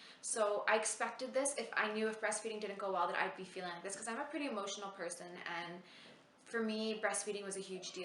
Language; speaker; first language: English; native; English